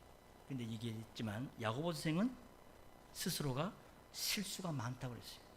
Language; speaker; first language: Korean; native; Korean